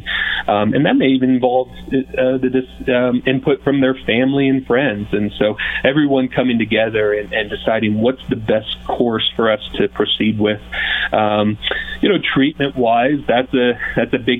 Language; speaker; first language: English; native; English